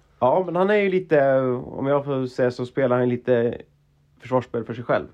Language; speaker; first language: Swedish; native; Swedish